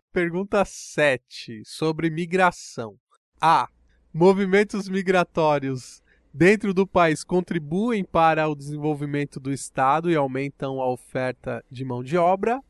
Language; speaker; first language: Portuguese; native; Portuguese